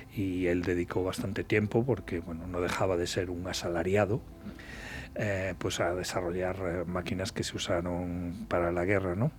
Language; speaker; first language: Spanish; native; Spanish